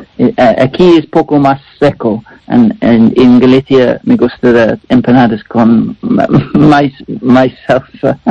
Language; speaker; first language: Spanish; non-native, learner; English